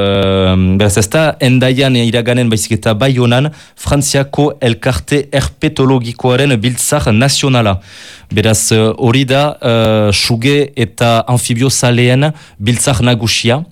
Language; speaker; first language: Basque; native; Basque